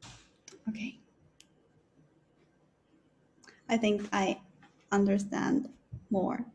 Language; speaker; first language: English; non-native, learner; Japanese